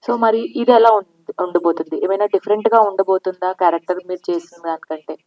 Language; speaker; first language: Telugu; native; Telugu